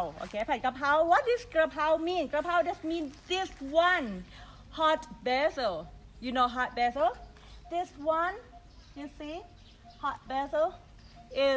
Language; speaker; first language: English; non-native, learner; Thai